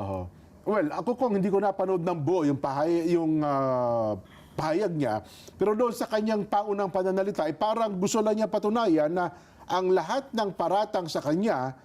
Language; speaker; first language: Filipino; native; Filipino